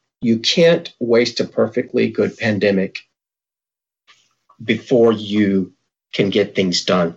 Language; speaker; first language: English; early bilingual, other home language; Spanish